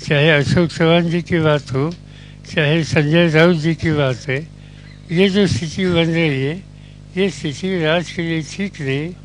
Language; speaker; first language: Hindi; non-native, local second language; Marathi